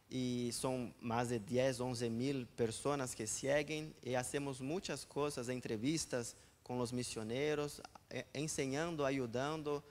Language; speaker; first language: Spanish; non-native, fluent; Portuguese